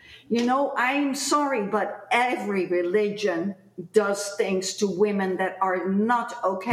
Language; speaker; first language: English; non-native, fluent; Dutch